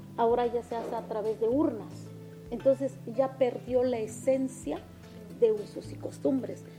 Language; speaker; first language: Spanish; non-native, local second language; Mixtepec Mixtec